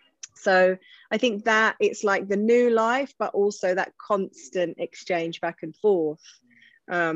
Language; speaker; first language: English; native; English